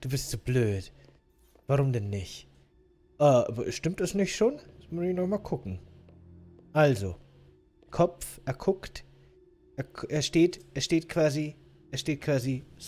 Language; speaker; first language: German; native; German